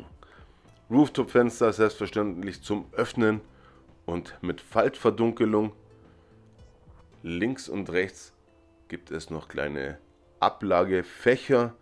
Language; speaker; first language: German; native; German